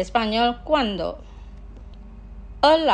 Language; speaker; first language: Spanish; non-native, fluent; Indonesian